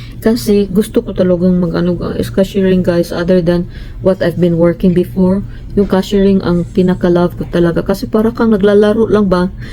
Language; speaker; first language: Filipino; non-native, local second language; Cebuano